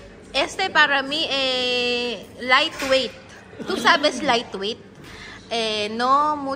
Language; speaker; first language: Spanish; non-native, learner; Filipino